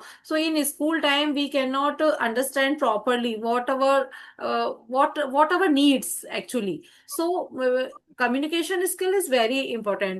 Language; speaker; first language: English; non-native, fluent; Hindi